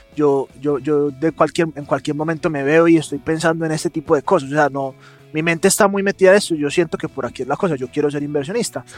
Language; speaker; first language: Spanish; native; Spanish